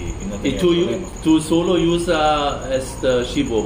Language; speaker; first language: Spanish; non-native, learner; German